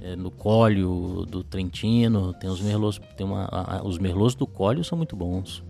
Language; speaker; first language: Portuguese; native; Portuguese